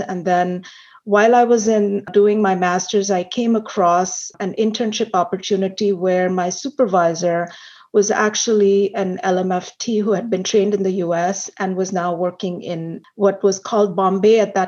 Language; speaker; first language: English; non-native, local second language; Hindi